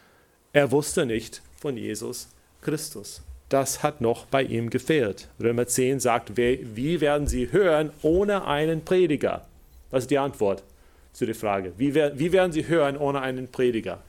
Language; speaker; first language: German; non-native, fluent; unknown